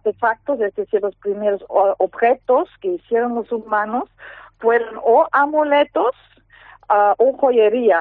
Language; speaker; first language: Spanish; non-native, fluent; German